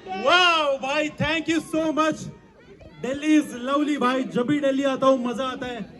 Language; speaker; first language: Hindi; native; Hindi